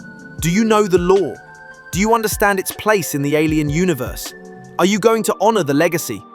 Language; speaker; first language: English; native; English